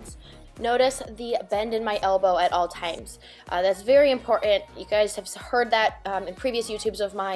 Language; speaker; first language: English; native; English